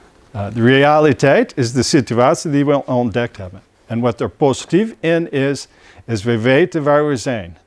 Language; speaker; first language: Dutch; non-native, fluent; English